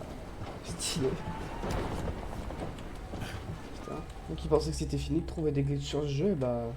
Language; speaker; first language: French; native; French